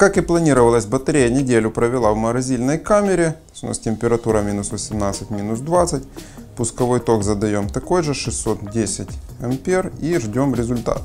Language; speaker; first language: Russian; native; Russian